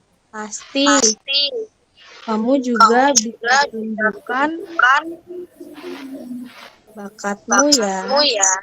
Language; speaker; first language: Indonesian; non-native, learner; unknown